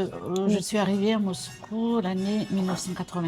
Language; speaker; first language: French; non-native, local second language; Malagasy